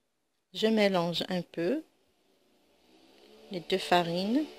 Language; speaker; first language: French; non-native, local second language; Arabic